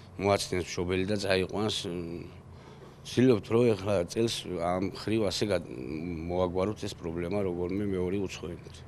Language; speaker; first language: Georgian; native; Georgian